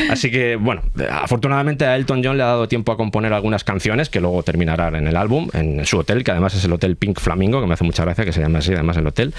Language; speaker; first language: Spanish; native; Spanish